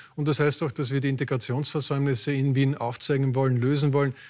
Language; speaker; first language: German; native; German